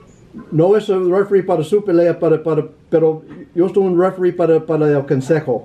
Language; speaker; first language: Spanish; non-native, learner; English